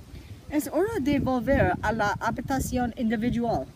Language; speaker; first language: Spanish; non-native, learner; English